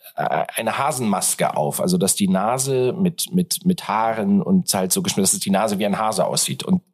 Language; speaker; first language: German; native; German